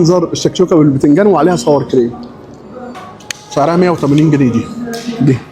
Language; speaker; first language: Arabic; native; Arabic